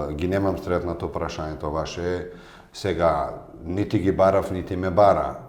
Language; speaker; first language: Macedonian; non-native, local second language; Albanian